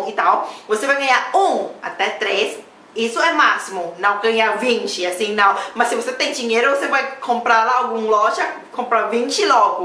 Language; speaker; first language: Portuguese; non-native, learner; Thai